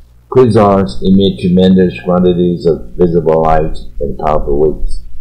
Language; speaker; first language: English; non-native, fluent; Chinese